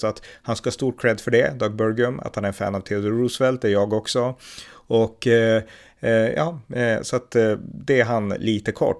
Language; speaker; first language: Swedish; native; Swedish